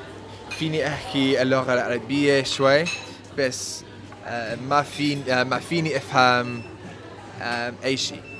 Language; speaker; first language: Arabic; non-native, learner; English